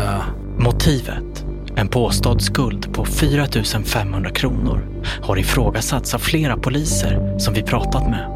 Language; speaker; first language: Swedish; native; Swedish